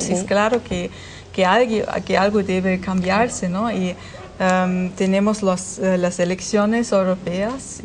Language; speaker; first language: Spanish; non-native, fluent; German